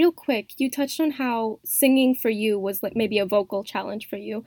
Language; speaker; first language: English; native; English